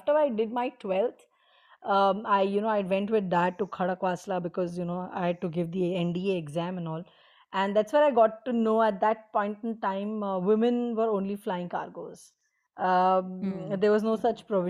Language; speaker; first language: English; non-native, local second language; Marathi